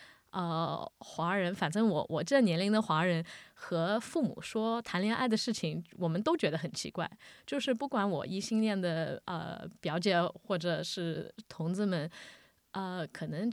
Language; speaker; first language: Chinese; early bilingual, heritage; Wu Chinese